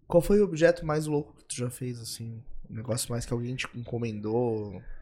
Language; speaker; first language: Portuguese; native; Portuguese